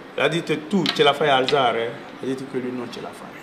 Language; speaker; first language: Italian; non-native, learner; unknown